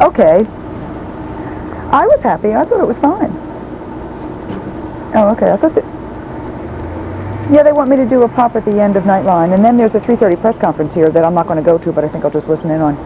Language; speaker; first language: English; native; English